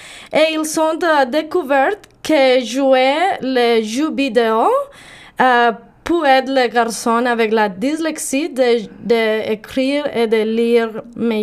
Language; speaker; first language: French; non-native, learner; Spanish